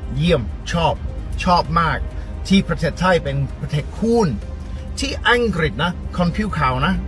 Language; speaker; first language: Thai; non-native, learner; English